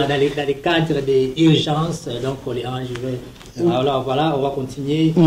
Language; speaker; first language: French; non-native, local second language; Lingala